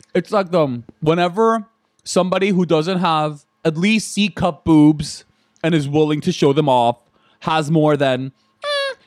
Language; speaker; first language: English; early bilingual, other home language; Korean